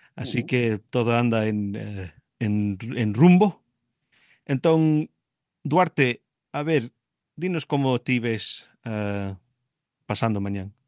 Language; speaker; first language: Galician; early bilingual, heritage; Galician